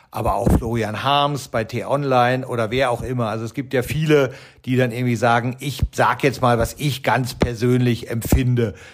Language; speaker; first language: German; native; German